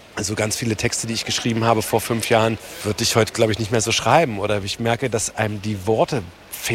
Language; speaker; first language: German; native; German